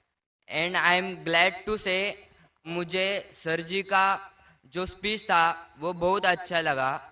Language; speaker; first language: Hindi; non-native, local second language; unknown